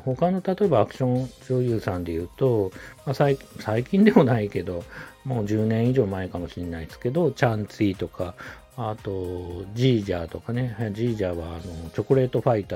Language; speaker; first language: Japanese; native; Japanese